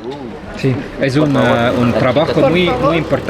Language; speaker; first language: Spanish; non-native, learner; Swiss German